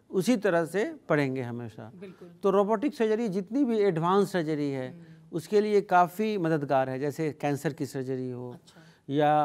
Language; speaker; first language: Hindi; native; Hindi